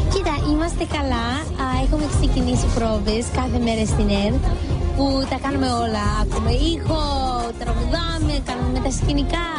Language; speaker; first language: Greek; early bilingual, heritage; Greek